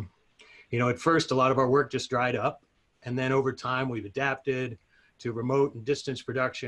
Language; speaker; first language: English; native; English